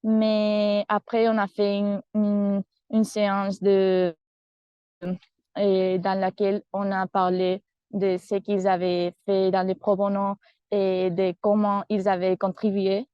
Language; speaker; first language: French; non-native, fluent; Spanish